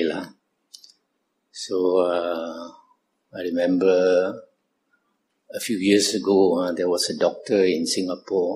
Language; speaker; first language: English; non-native, local second language; Min Nan Chinese